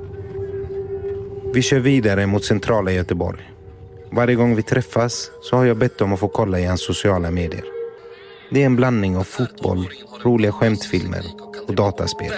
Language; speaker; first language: Swedish; native; Swedish